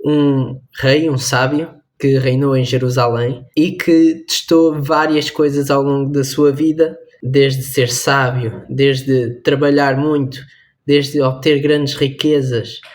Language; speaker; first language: Portuguese; native; Portuguese